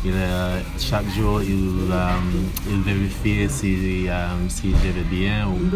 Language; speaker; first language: French; non-native, learner; English